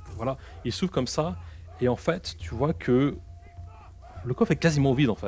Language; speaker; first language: French; native; French